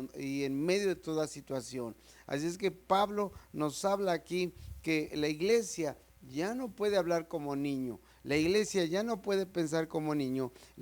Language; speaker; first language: Spanish; native; Spanish